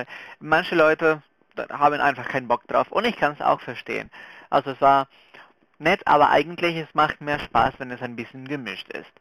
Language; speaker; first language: German; non-native, fluent; Spanish